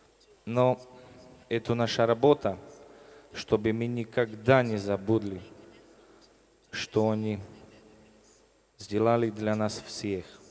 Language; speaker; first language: Russian; non-native, learner; Slovak